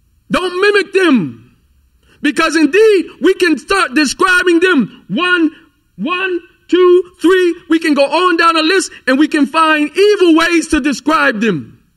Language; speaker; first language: English; native; English